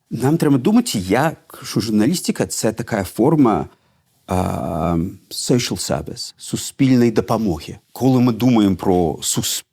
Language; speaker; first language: Ukrainian; non-native, learner; Russian